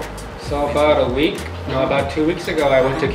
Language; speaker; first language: English; early bilingual, heritage; English